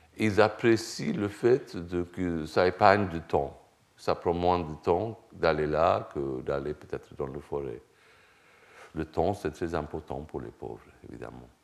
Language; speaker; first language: French; non-native, fluent; Swedish